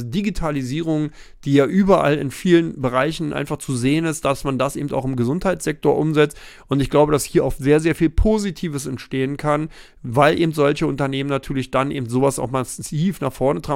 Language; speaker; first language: German; native; German